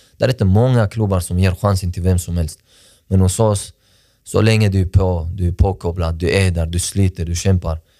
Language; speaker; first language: Swedish; early bilingual, other home language; Persian